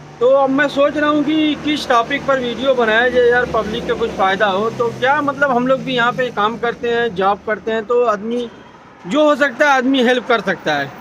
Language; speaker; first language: Hindi; native; Hindi